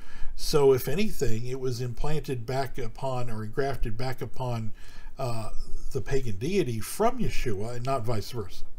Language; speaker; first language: English; native; English